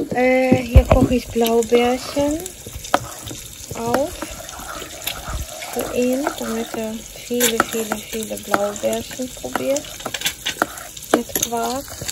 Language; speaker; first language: German; non-native, fluent; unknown